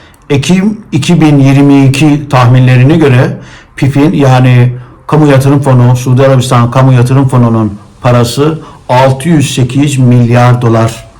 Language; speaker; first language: Turkish; native; Turkish